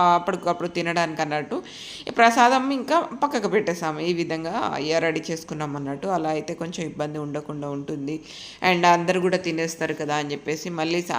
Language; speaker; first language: Telugu; native; Telugu